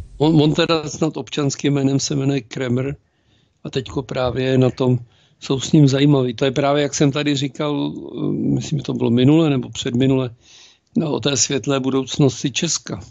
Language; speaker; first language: Czech; native; Czech